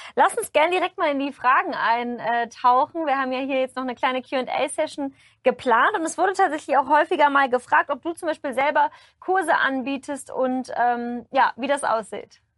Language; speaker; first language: German; native; German